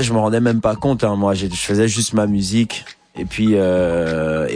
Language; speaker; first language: French; native; French